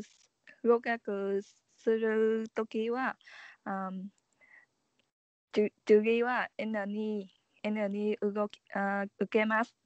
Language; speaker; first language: Japanese; non-native, learner; Vietnamese